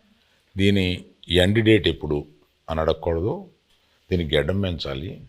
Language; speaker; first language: Telugu; native; Telugu